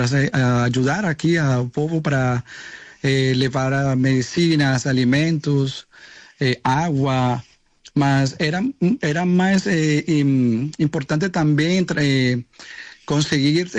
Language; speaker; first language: Portuguese; non-native, learner; Spanish